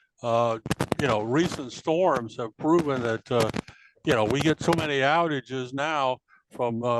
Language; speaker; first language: English; native; English